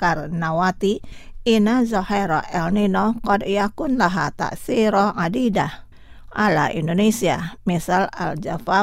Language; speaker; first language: Arabic; non-native, fluent; Indonesian